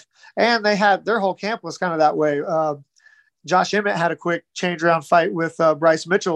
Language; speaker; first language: English; native; English